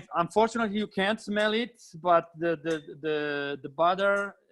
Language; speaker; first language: English; non-native, fluent; Italian